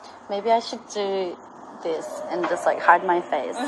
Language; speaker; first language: English; early bilingual, other home language; Korean